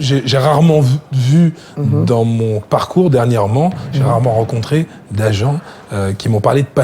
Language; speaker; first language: French; native; French